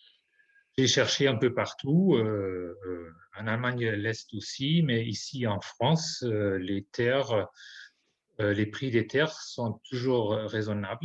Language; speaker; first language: French; non-native, fluent; German